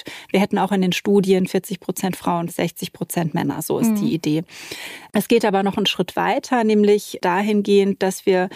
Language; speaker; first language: German; native; German